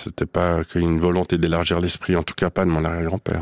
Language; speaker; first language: French; non-native, local second language; Swiss German